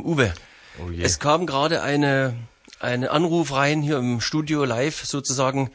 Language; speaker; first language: German; native; German